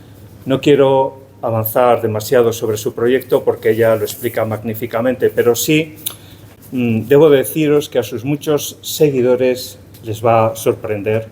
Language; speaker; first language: Spanish; native; Spanish